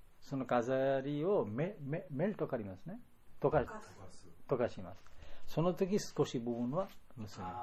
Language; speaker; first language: Japanese; non-native, learner; Bangla